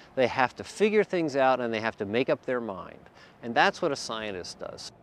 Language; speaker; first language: English; native; English